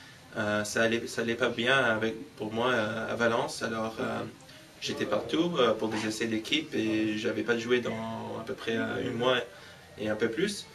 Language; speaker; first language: French; early bilingual, heritage; English